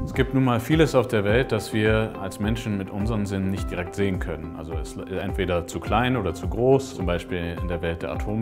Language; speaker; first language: German; native; German